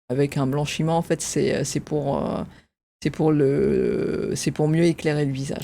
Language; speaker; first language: French; native; French